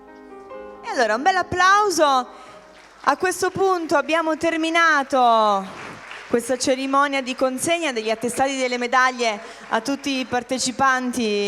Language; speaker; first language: Italian; native; Italian